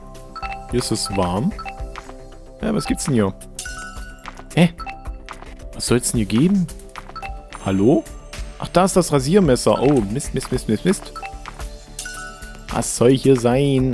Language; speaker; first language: German; native; German